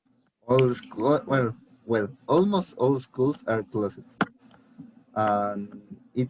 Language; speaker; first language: English; non-native, learner; Spanish